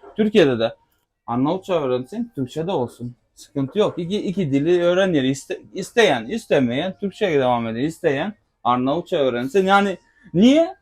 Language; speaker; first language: Turkish; non-native, local second language; Albanian